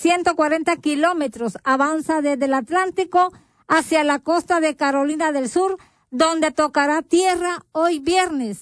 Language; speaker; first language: Spanish; native; Spanish